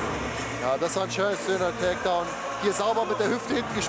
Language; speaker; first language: German; native; German